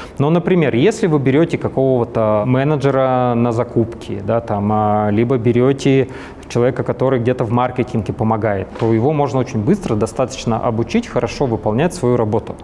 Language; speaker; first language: Russian; native; Russian